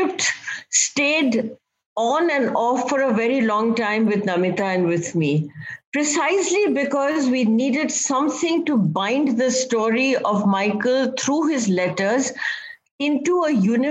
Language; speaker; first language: English; non-native, local second language; Bangla